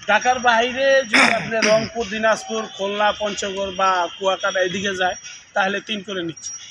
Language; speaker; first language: Bangla; native; Bangla